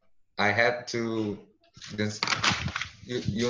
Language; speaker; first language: English; non-native, learner; Portuguese